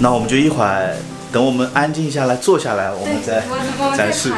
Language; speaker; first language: Chinese; native; Chinese